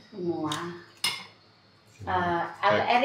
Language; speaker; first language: Indonesian; non-native, local second language; Javanese